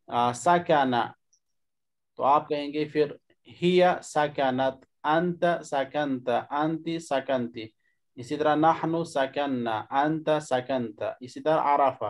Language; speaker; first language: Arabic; non-native, fluent; Urdu